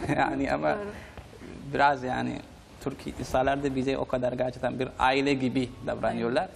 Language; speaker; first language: Turkish; non-native, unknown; Oromo